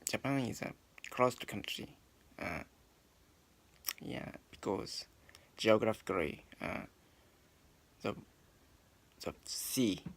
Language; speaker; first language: English; non-native, learner; Japanese